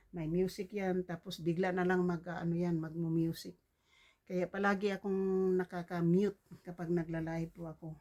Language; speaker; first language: Filipino; non-native, local second language; Cebuano